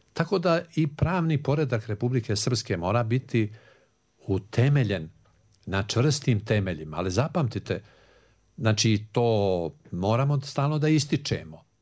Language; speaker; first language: Serbian; native; Serbian